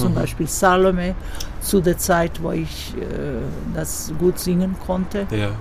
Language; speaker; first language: German; non-native, fluent; Croatian